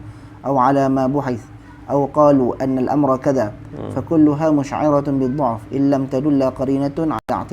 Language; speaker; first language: Arabic; non-native, fluent; Malay